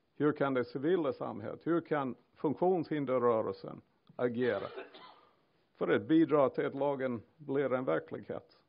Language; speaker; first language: Swedish; non-native, fluent; English